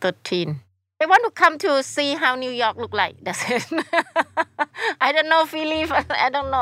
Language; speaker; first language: English; non-native, learner; Thai